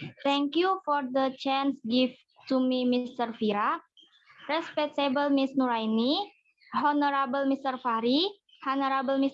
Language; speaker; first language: English; non-native, learner; Indonesian